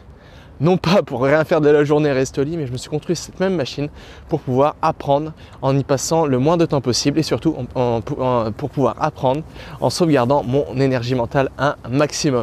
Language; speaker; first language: French; native; French